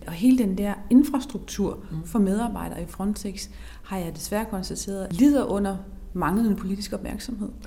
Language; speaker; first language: Danish; native; Danish